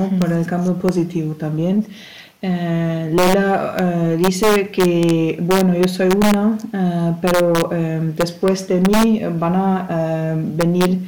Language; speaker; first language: Spanish; non-native, fluent; German